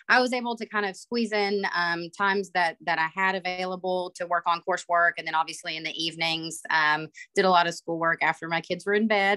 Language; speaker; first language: English; native; English